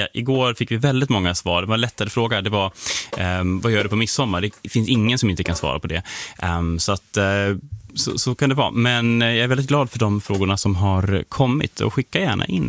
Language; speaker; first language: Swedish; native; Swedish